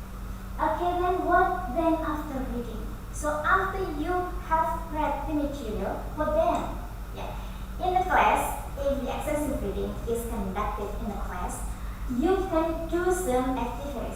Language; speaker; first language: English; non-native, fluent; Indonesian